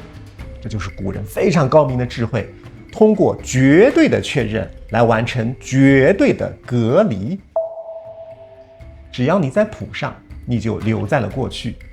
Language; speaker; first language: Chinese; native; Chinese